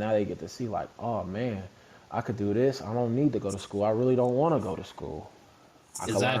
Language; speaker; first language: English; native; English